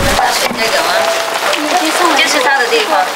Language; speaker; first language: Chinese; non-native, fluent; Vietnamese